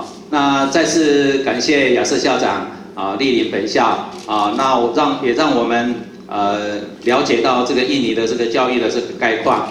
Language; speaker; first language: Chinese; native; Chinese